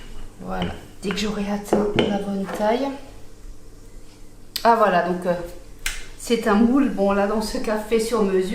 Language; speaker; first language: French; native; French